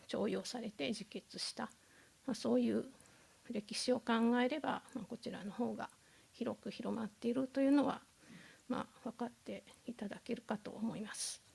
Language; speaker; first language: Japanese; native; Japanese